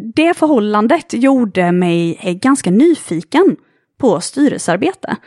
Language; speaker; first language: Swedish; native; Swedish